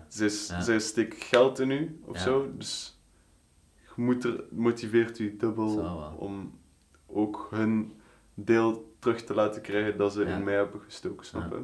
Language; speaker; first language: Dutch; native; Dutch